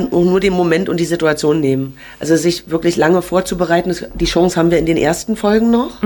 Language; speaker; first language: German; native; German